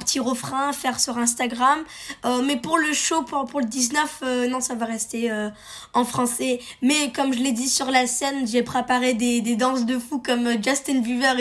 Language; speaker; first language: French; early bilingual, heritage; French